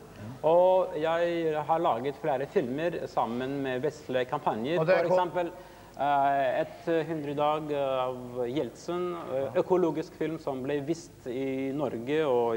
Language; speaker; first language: Swedish; non-native, learner; Russian